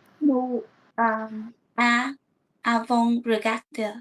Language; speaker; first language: French; non-native, learner; Vietnamese